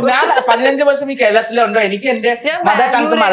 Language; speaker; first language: Malayalam; non-native, local second language; Assamese